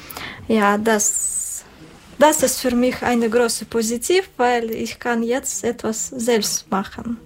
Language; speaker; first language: German; non-native, learner; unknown